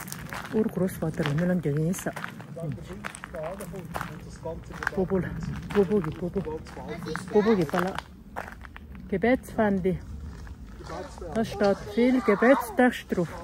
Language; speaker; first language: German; non-native, learner; Tibetan